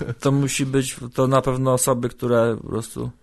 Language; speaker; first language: Polish; native; Polish